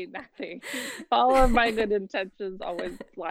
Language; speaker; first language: English; native; English